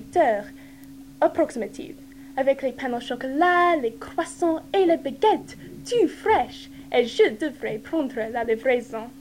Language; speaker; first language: French; non-native, learner; English